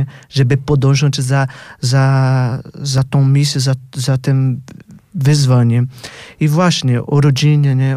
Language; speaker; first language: Polish; non-native, fluent; Portuguese